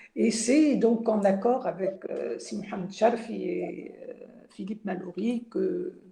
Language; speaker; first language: French; non-native, local second language; Arabic